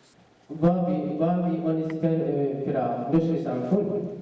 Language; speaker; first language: Norwegian; non-native, learner; Oromo